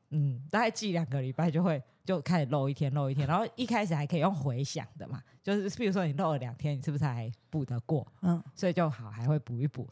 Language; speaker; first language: Chinese; native; Chinese